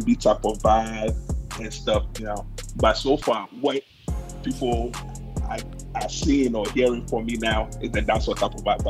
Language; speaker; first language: English; non-native, local second language; Akan